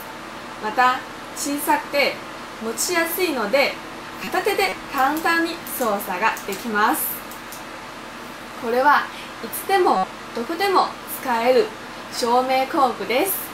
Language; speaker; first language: Japanese; non-native, fluent; Chinese